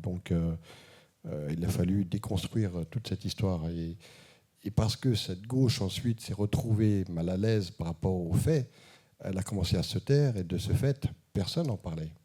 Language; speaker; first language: French; early bilingual, heritage; French